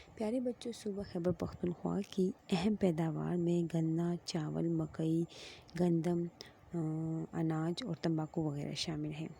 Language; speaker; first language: Urdu; non-native, local second language; Pashto